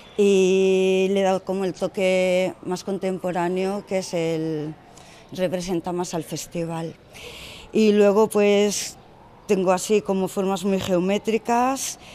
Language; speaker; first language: Spanish; native; Spanish